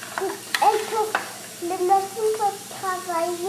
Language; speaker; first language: French; early bilingual, heritage; French